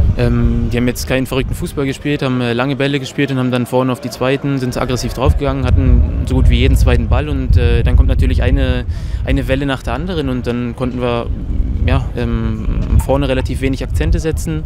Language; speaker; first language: German; native; German